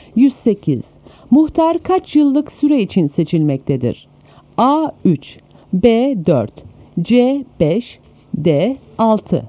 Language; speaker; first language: Turkish; native; Turkish